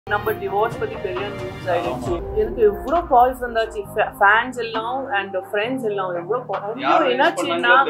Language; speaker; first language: Tamil; non-native, local second language; Gujarati